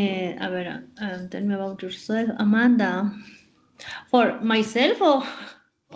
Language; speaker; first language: English; non-native, learner; Spanish